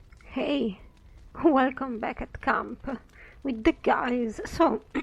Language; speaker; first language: English; non-native, fluent; Italian